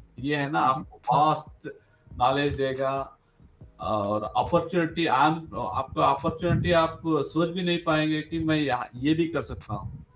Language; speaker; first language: Hindi; non-native, local second language; Kannada